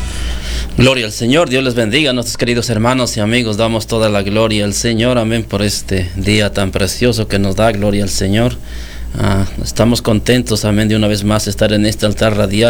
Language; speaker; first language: Spanish; native; Spanish